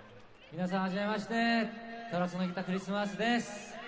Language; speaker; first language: Japanese; non-native, learner; Korean